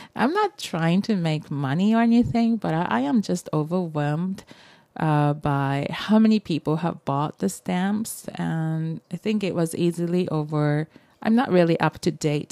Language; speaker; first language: English; non-native, fluent; Japanese